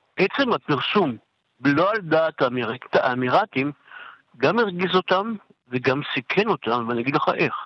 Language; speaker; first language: Hebrew; native; Hebrew